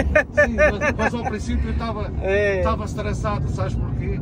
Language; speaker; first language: Portuguese; native; Portuguese